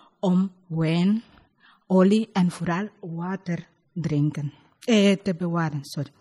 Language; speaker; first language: Dutch; non-native, learner; Spanish